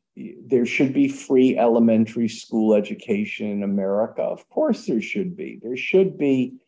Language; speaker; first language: English; native; English